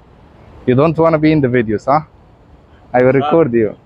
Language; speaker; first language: English; non-native, fluent; Arabic